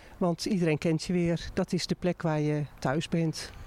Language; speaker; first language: Dutch; native; Dutch